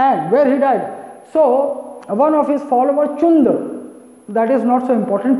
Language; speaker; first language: English; non-native, local second language; Hindi